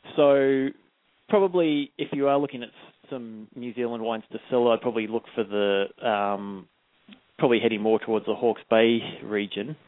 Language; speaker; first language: English; native; English